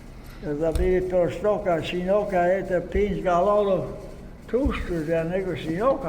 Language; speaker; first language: Polish; early bilingual, heritage; Polish